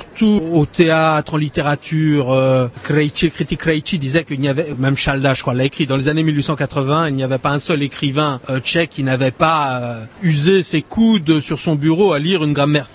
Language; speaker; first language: French; native; French